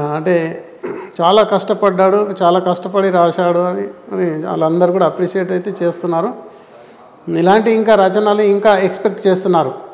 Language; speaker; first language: Telugu; non-native, local second language; Gondi